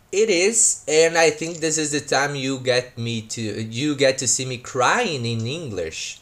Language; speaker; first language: English; non-native, fluent; Portuguese